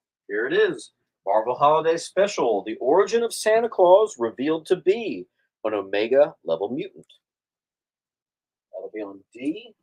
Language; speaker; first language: English; native; English